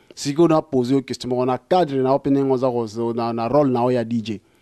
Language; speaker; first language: French; non-native, local second language; Lingala